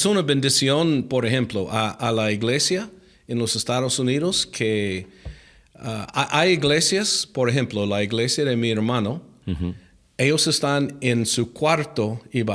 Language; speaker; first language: Spanish; non-native, fluent; English